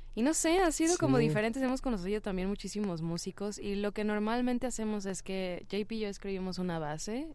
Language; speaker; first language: Spanish; native; Spanish